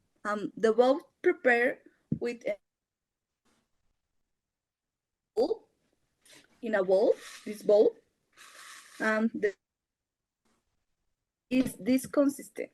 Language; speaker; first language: English; non-native, learner; Spanish